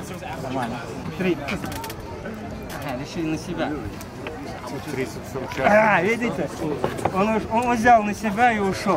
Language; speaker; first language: Russian; native; Russian